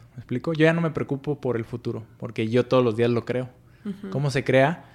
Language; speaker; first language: Spanish; native; Spanish